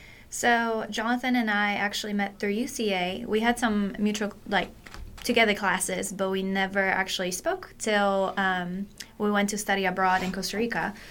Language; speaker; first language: English; non-native, fluent; Polish